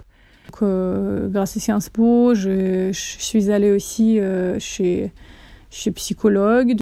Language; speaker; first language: French; non-native, fluent; Russian